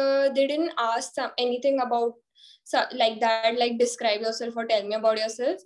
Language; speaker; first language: English; non-native, local second language; Hindi